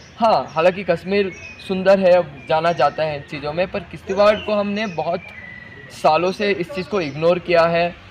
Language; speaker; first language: Hindi; non-native, local second language; Tamil